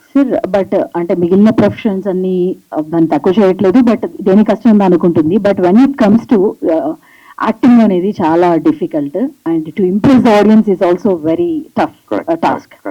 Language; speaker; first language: Telugu; native; Telugu